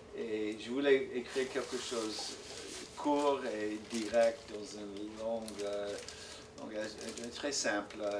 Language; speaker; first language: French; non-native, fluent; English